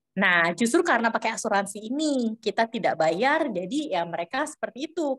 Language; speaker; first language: Indonesian; native; Indonesian